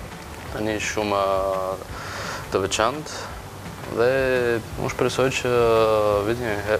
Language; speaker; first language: Albanian; non-native, learner; Bulgarian